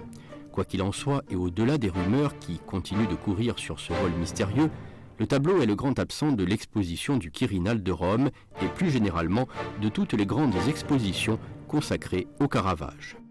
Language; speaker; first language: French; native; French